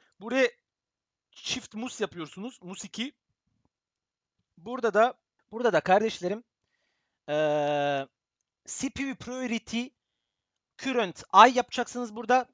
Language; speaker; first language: Turkish; early bilingual, heritage; Turkish